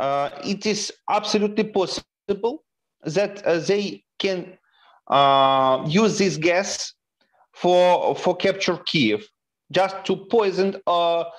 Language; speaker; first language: English; non-native, fluent; Ukrainian